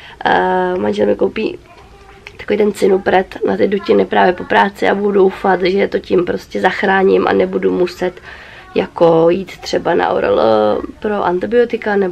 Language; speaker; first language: Czech; native; Czech